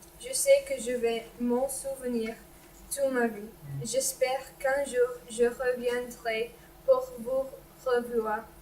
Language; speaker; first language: French; non-native, learner; English